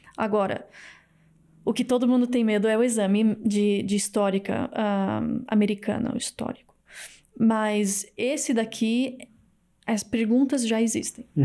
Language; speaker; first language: Portuguese; native; Portuguese